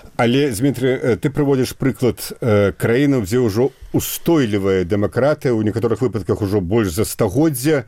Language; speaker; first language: Belarusian; native; Belarusian